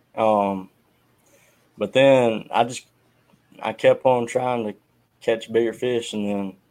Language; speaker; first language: English; native; English